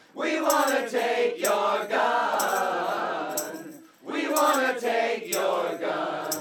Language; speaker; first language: English; native; English